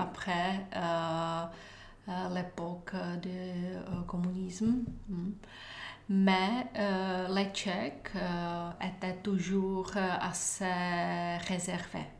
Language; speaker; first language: French; non-native, learner; Czech